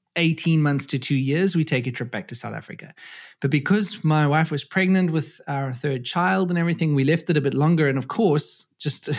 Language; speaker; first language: English; native; English